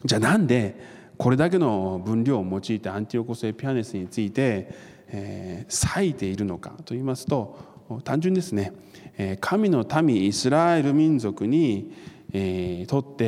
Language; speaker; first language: Japanese; non-native, fluent; Korean